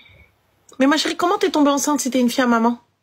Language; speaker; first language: French; native; French